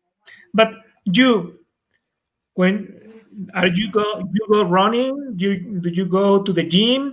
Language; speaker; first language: English; non-native, fluent; Spanish